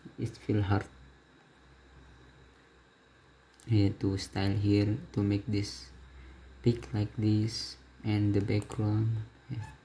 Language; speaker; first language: English; non-native, learner; Indonesian